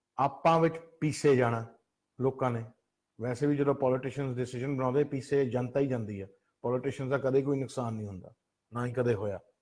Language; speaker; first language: Punjabi; early bilingual, heritage; Punjabi